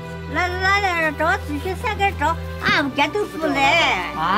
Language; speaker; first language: Chinese; native; Chinese